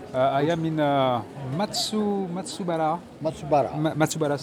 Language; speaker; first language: English; non-native, learner; French